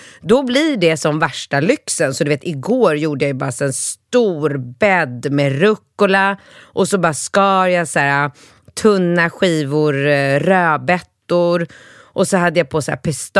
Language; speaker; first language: Swedish; native; Swedish